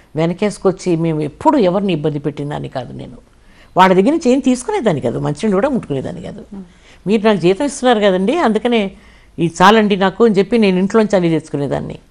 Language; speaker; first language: Telugu; non-native, local second language; English